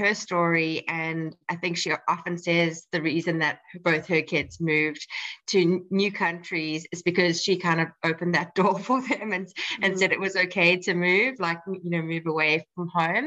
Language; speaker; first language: English; native; English